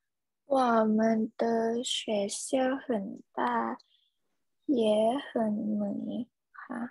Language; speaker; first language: Chinese; non-native, learner; Thai